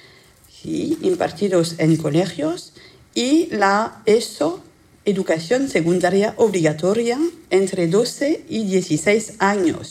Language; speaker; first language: Spanish; non-native, fluent; French